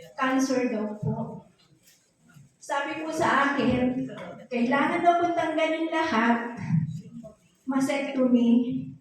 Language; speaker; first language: Filipino; native; Filipino